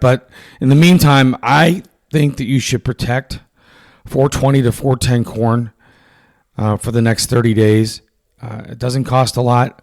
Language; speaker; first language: English; native; English